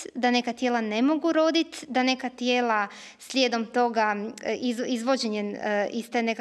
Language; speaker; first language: Croatian; native; Croatian